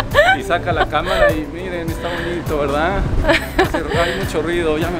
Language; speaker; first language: Spanish; native; Spanish